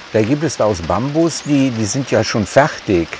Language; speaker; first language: German; native; German